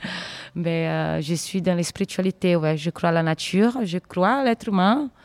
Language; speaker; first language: French; non-native, fluent; Portuguese